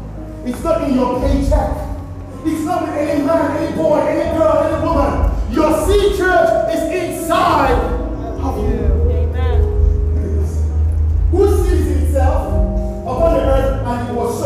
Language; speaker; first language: English; non-native, local second language; Yoruba